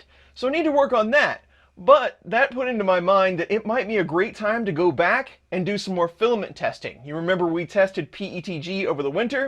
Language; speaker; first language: English; native; English